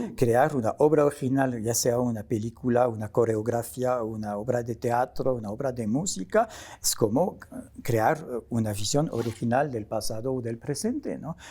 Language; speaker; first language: Spanish; non-native, fluent; French